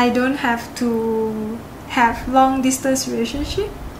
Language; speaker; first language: English; non-native, local second language; Chinese